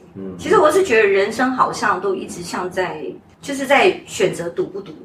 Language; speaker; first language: Chinese; native; Chinese